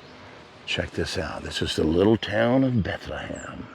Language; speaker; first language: English; native; English